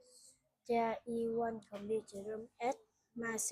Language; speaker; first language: English; non-native, learner; Vietnamese